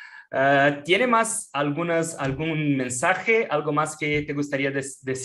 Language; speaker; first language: Spanish; non-native, fluent; Portuguese